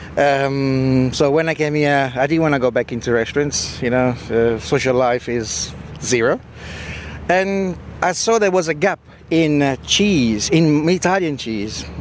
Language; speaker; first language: English; non-native, fluent; Italian